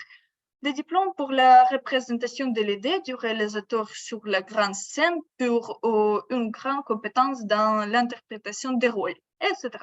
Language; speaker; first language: French; non-native, learner; Ukrainian